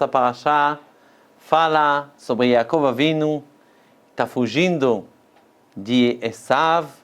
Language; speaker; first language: Portuguese; non-native, fluent; Hebrew